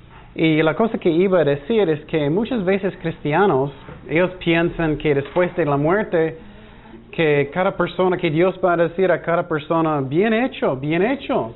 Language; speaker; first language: Spanish; non-native, fluent; English